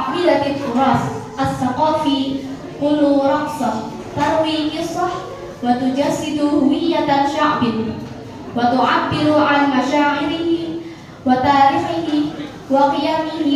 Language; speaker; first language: Arabic; non-native, learner; Indonesian